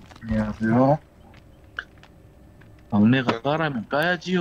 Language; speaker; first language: Korean; native; Korean